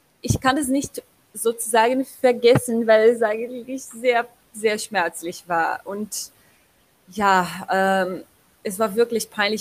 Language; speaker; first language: German; non-native, learner; Portuguese